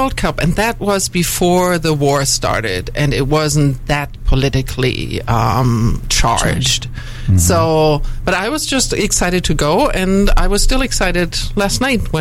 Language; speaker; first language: English; non-native, fluent; German